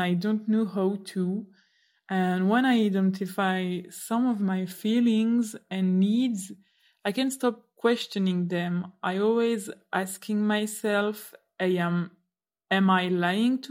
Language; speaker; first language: English; non-native, fluent; French